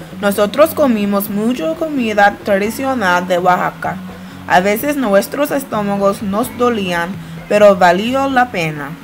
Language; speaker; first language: Spanish; non-native, learner; English